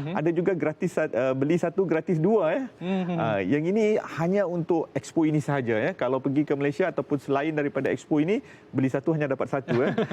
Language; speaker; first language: Malay; native; Malay